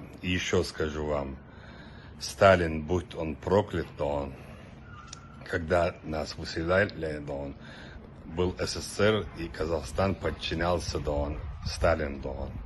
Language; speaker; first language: Russian; non-native, local second language; Chechen